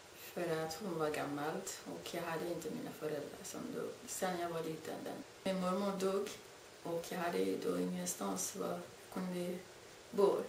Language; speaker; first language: Swedish; non-native, fluent; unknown